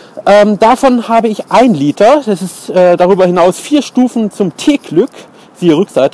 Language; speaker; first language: German; native; German